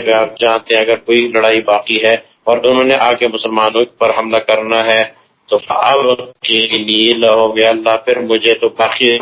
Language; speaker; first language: Urdu; non-native, local second language; Pashto